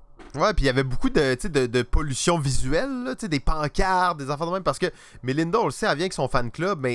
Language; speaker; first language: French; native; French